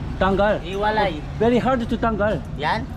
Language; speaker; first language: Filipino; non-native, learner; Korean